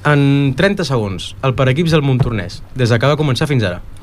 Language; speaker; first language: Catalan; native; Catalan